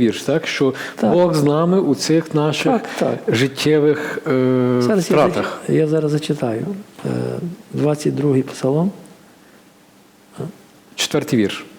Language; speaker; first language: Ukrainian; native; Ukrainian